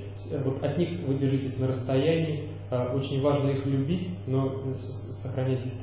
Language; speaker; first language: Russian; native; Russian